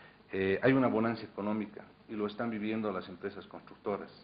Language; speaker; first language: Spanish; native; Spanish